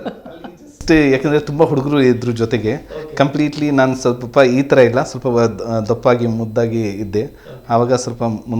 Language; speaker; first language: Kannada; non-native, local second language; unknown